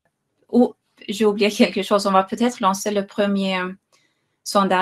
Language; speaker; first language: French; non-native, fluent; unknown